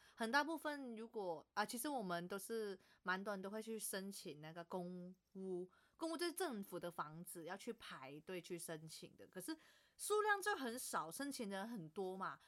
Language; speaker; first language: Chinese; non-native, local second language; Cantonese